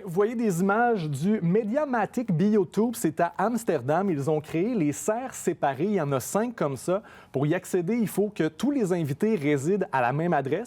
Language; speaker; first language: French; native; French